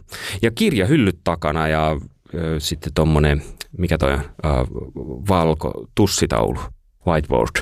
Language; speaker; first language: Finnish; native; Finnish